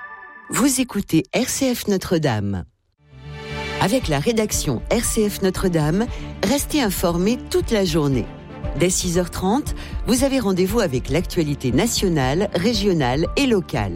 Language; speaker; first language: French; native; French